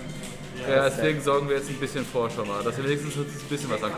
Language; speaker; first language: German; native; German